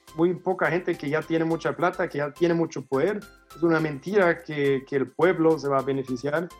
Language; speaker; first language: Spanish; non-native, fluent; German